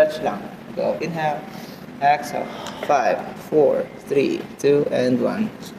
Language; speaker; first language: English; non-native, local second language; Filipino